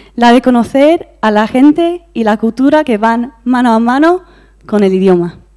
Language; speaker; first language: Spanish; non-native, fluent; English